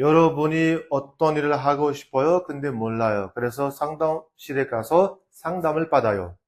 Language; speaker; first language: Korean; non-native, fluent; Uzbek